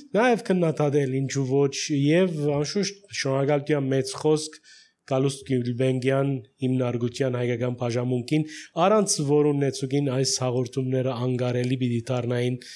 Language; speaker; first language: Armenian; native; Armenian